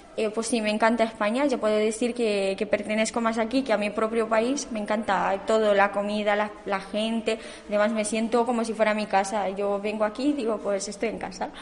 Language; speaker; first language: Spanish; non-native, fluent; Romanian